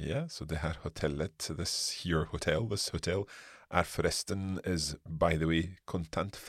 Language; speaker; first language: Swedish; non-native, learner; English